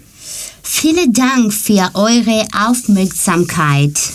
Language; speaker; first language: German; non-native, learner; Greek